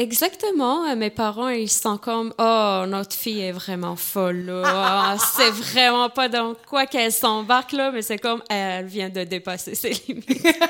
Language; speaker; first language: French; non-native, local second language; Kabyle